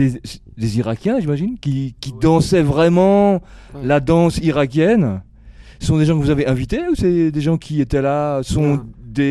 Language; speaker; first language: French; native; French